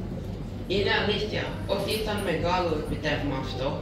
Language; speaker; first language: Greek; early bilingual, heritage; Greek